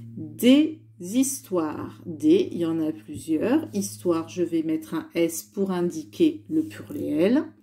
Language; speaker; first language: French; native; French